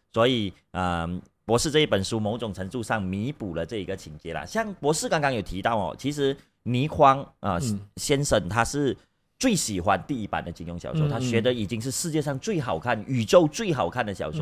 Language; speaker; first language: Chinese; native; Chinese